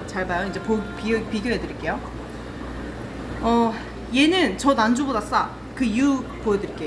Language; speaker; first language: Korean; native; Korean